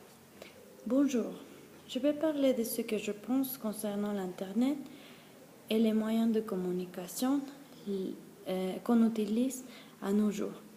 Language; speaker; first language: French; non-native, learner; Spanish